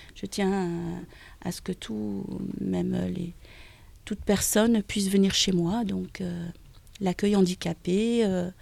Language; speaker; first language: French; native; French